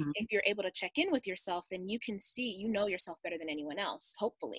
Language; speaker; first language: English; native; English